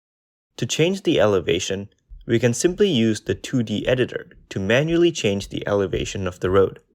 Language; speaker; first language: English; native; English